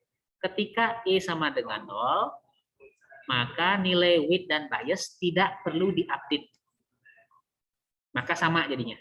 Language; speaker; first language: Indonesian; native; Indonesian